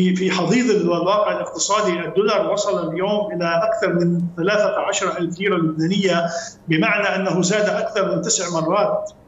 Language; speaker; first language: Arabic; native; Arabic